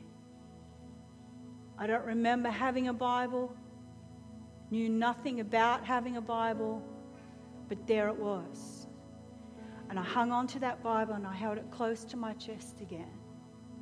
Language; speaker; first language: English; native; English